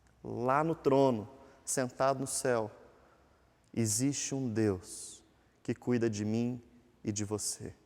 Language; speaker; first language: Portuguese; native; Portuguese